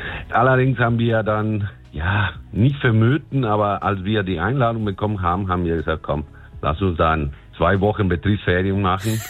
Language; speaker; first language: German; non-native, fluent; Spanish